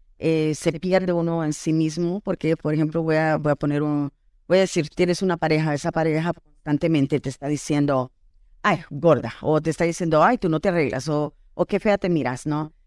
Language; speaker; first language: Spanish; early bilingual, heritage; Spanish